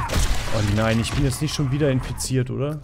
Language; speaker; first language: German; native; German